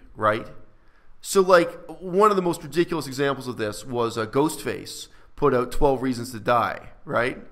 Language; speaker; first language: English; native; English